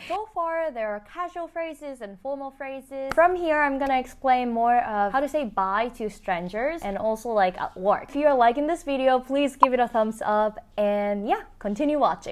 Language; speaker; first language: English; non-native, fluent; Japanese